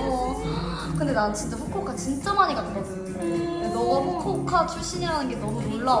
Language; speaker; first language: Korean; non-native, learner; Japanese